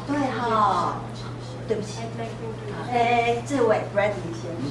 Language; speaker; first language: Chinese; non-native, learner; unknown